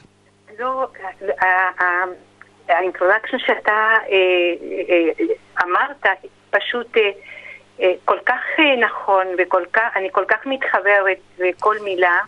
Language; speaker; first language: Hebrew; non-native, fluent; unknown